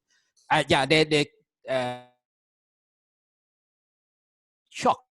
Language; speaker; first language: English; non-native, fluent; Thai